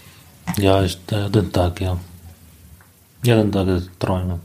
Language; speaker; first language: German; non-native, learner; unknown